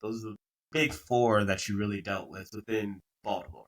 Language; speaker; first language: English; native; English